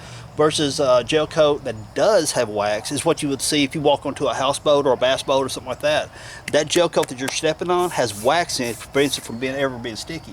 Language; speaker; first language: English; native; English